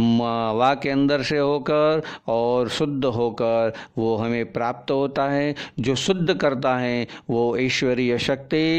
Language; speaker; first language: Hindi; native; Hindi